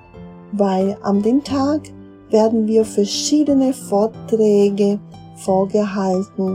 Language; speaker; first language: German; non-native, fluent; Portuguese